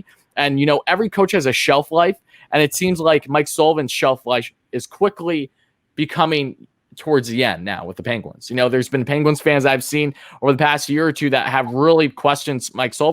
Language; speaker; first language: English; native; English